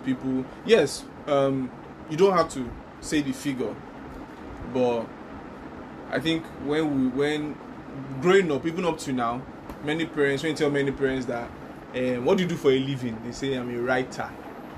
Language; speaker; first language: English; non-native, local second language; Yoruba